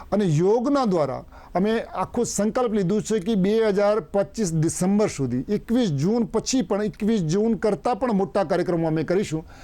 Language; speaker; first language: Gujarati; non-native, local second language; Hindi